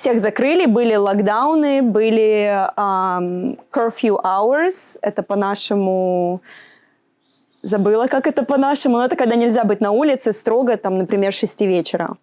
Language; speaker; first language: Russian; native; Russian